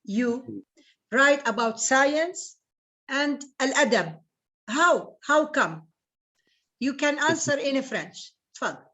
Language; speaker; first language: English; non-native, learner; Arabic